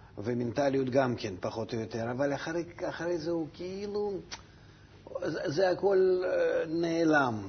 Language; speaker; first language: Hebrew; non-native, fluent; Russian